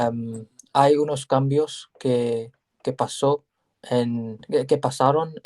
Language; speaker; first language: Spanish; non-native, learner; English